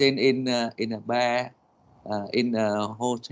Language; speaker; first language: English; non-native, learner; Vietnamese